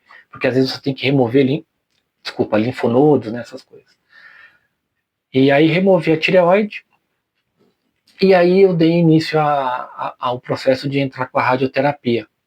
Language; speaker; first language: Portuguese; native; Portuguese